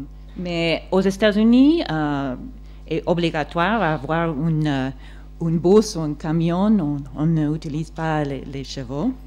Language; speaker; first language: French; non-native, fluent; English